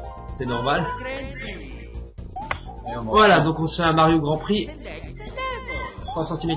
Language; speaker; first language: French; native; French